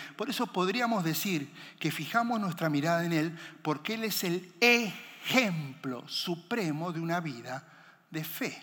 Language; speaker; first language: Spanish; native; Spanish